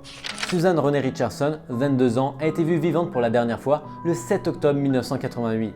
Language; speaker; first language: French; native; French